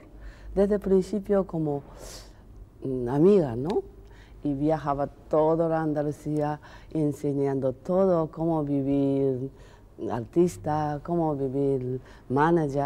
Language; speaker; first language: Spanish; non-native, learner; Japanese